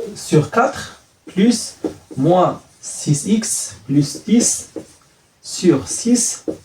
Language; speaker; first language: French; non-native, local second language; Arabic